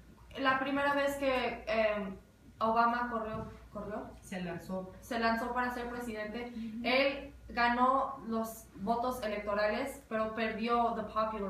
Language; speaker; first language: Spanish; early bilingual, heritage; Spanish